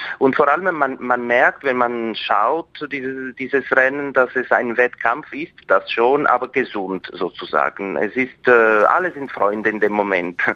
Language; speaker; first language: German; non-native, local second language; Italian